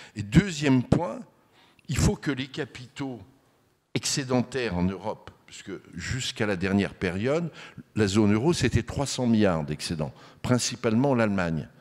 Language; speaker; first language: French; native; French